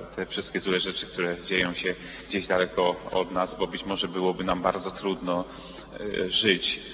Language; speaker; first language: Polish; early bilingual, heritage; Polish